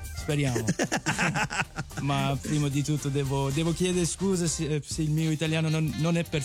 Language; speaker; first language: Italian; native; Italian